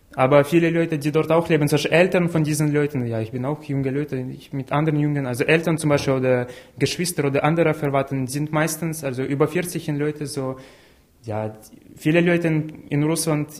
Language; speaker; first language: German; non-native, fluent; Ukrainian